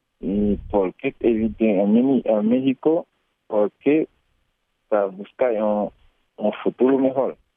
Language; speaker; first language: Spanish; non-native, learner; Haitian Creole